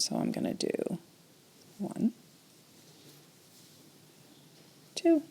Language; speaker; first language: English; native; English